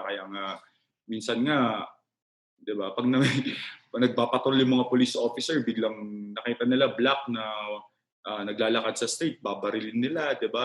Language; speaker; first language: Filipino; native; Filipino